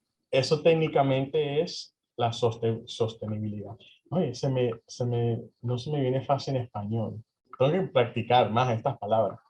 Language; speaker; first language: Spanish; early bilingual, heritage; Spanish